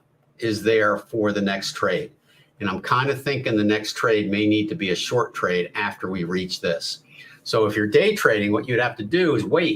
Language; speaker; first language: English; native; English